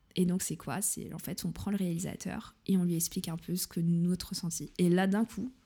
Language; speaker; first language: French; native; French